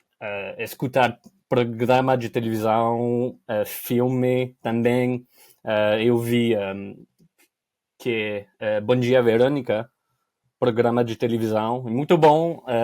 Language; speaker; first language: Portuguese; non-native, learner; French